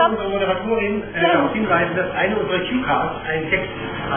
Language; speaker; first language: German; native; German